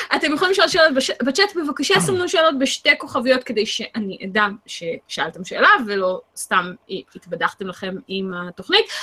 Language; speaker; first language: Hebrew; native; Hebrew